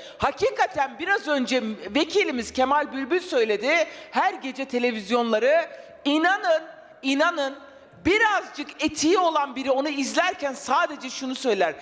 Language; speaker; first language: Turkish; non-native, local second language; Kurdish